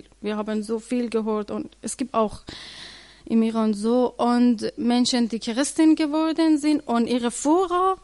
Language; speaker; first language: German; non-native, learner; Persian